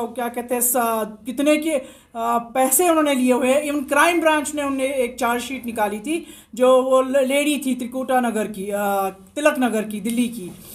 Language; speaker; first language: Hindi; non-native, local second language; Kashmiri